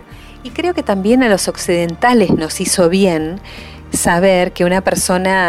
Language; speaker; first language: Spanish; native; Spanish